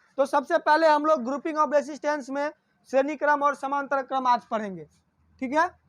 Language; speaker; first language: Hindi; native; Hindi